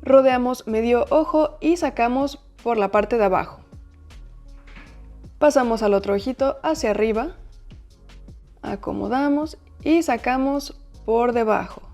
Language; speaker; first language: Spanish; native; Spanish